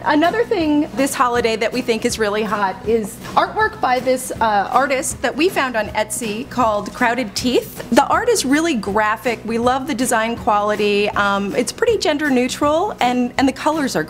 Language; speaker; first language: English; native; English